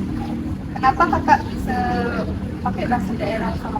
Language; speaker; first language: Indonesian; non-native, local second language; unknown